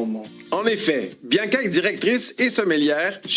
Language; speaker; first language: French; native; French